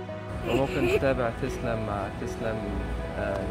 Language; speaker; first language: Arabic; early bilingual, heritage; Arabic